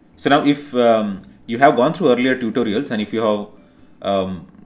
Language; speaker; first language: English; non-native, local second language; Marathi